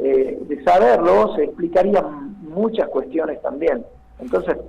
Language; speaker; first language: Spanish; native; Spanish